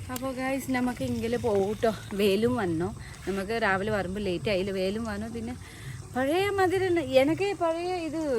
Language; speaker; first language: Malayalam; non-native, learner; Nepali